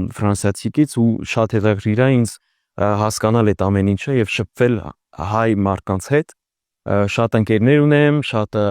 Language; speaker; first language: Armenian; early bilingual, heritage; Armenian